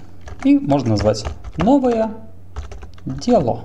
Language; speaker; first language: Russian; native; Russian